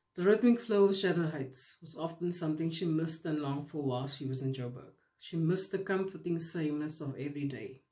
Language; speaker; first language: English; non-native, local second language; Afrikaans